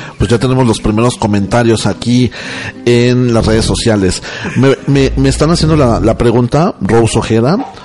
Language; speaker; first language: Spanish; native; Spanish